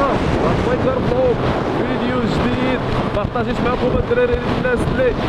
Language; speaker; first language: Arabic; native; Arabic